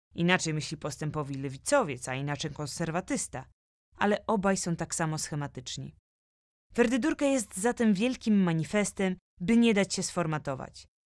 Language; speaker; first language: Polish; native; Polish